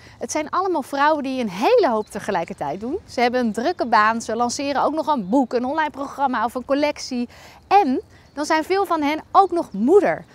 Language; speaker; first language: Dutch; native; Dutch